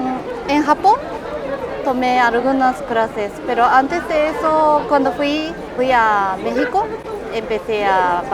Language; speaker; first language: Spanish; non-native, fluent; Japanese